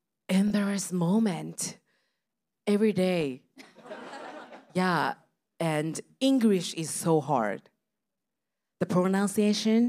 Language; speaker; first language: English; non-native, learner; Japanese